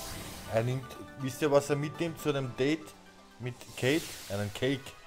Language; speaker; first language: German; native; German